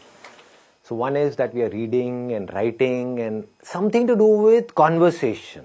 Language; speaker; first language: English; non-native, local second language; Hindi